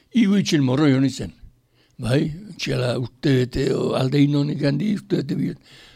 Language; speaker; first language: Basque; native; Basque